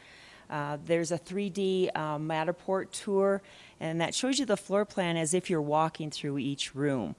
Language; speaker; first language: English; native; English